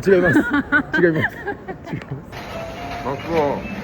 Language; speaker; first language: Korean; non-native, learner; Japanese